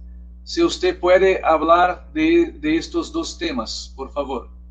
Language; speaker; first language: Spanish; non-native, learner; Portuguese